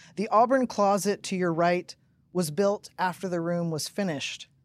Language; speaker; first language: English; native; English